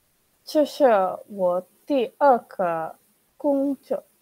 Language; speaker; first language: Chinese; non-native, learner; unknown